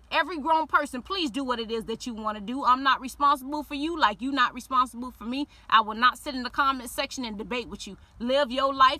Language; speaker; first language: English; native; English